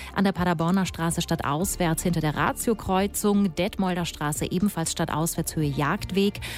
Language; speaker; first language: German; native; German